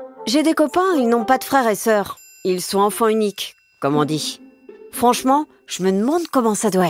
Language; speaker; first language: French; native; French